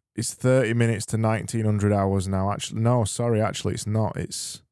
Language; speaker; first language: English; native; English